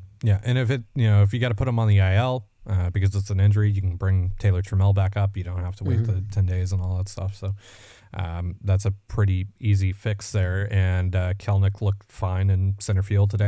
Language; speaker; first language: English; native; English